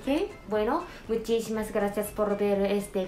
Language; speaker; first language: Spanish; non-native, fluent; Japanese